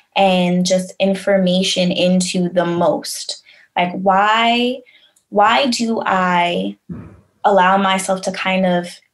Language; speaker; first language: English; native; English